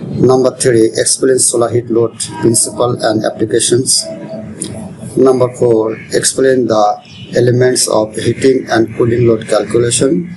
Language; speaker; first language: English; non-native, local second language; Bangla